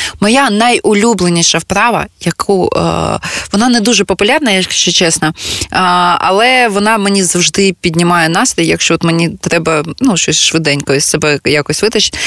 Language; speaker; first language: Ukrainian; non-native, local second language; Russian